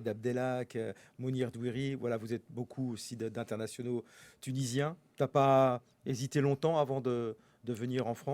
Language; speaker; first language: French; native; French